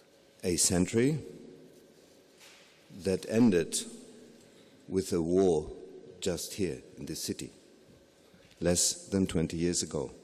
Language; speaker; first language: English; non-native, fluent; German